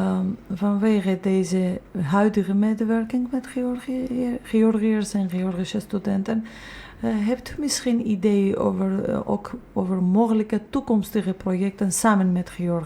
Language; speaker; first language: Dutch; non-native, fluent; Georgian